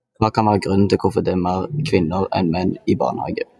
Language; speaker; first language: Norwegian; early bilingual, other home language; Indonesian